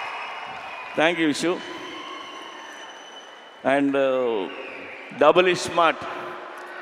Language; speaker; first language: Telugu; native; Telugu